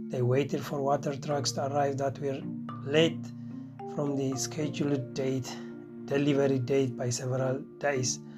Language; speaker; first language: English; non-native, fluent; Tigrinya